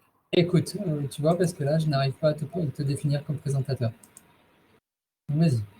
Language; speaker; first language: French; native; French